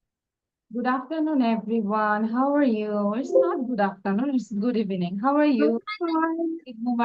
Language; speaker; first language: English; non-native, fluent; Bangla